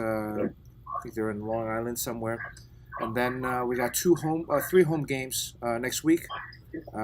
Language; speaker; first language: English; native; English